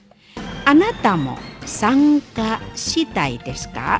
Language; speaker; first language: Japanese; non-native, fluent; Indonesian